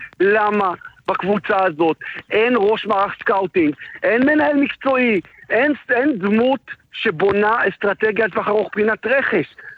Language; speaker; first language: Hebrew; native; Hebrew